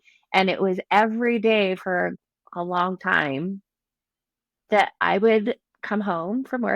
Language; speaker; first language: English; native; English